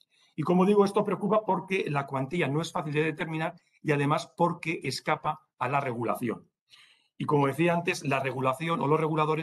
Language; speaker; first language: Spanish; native; Spanish